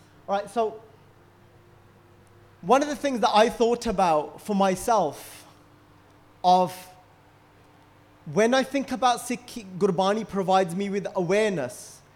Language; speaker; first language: English; early bilingual, other home language; Punjabi